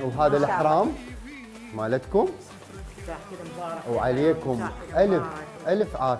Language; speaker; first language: Arabic; native; Arabic